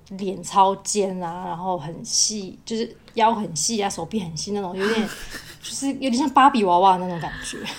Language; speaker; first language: Chinese; native; Chinese